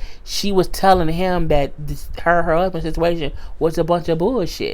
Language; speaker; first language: English; native; English